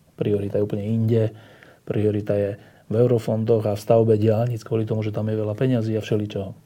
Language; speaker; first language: Slovak; native; Slovak